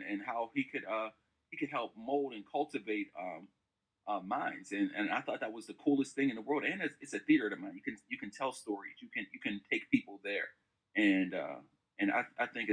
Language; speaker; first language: English; native; English